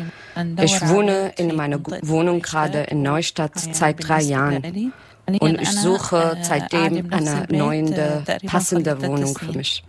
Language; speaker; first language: German; non-native, learner; Arabic